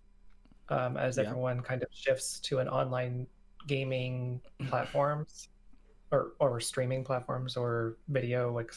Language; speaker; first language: English; native; English